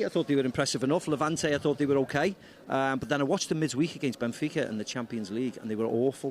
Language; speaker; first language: English; native; English